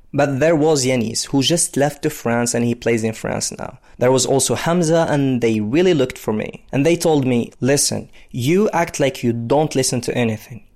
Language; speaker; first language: English; non-native, fluent; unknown